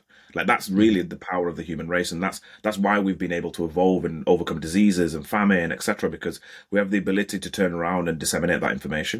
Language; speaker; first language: English; native; English